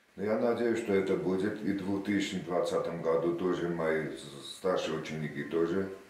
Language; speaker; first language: Russian; non-native, local second language; Armenian